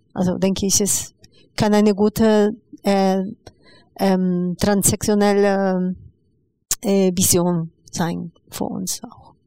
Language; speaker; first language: German; non-native, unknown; Spanish